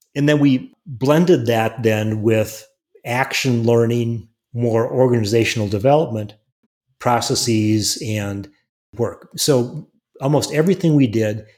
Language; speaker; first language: English; native; English